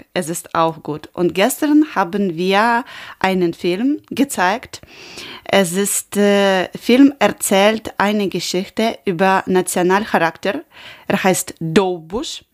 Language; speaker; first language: German; non-native, learner; Ukrainian